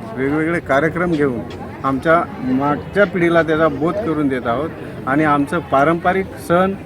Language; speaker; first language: Marathi; non-native, local second language; Lambadi